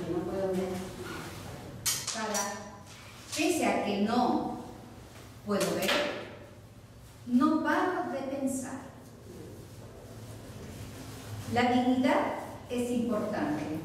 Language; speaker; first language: Spanish; non-native, local second language; Catalan